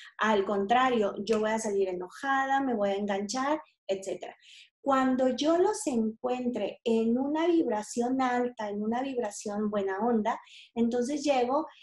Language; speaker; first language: Spanish; native; Spanish